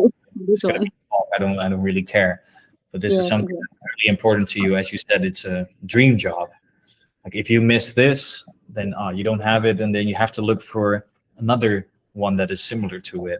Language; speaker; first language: English; non-native, fluent; Dutch